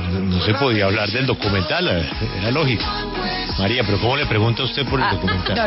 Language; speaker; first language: Spanish; native; Spanish